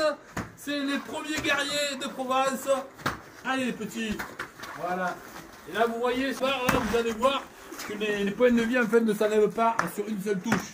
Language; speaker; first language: French; native; French